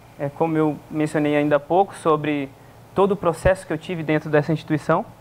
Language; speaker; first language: Portuguese; native; Portuguese